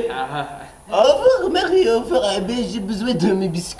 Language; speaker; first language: French; non-native, learner; English